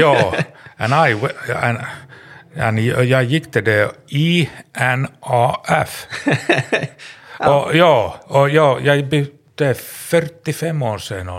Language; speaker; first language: Swedish; non-native, learner; Finnish